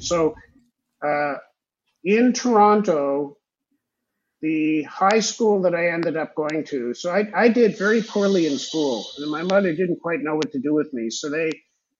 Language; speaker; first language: English; early bilingual, other home language; Hebrew